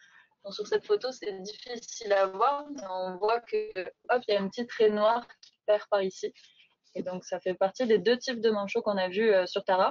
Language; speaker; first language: French; native; French